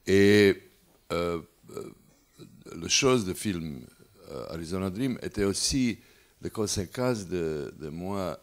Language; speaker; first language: French; non-native, learner; Serbian